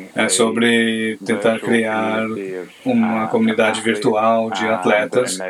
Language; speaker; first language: Portuguese; non-native, fluent; English